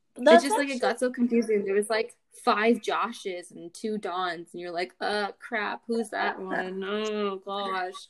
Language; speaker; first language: English; native; English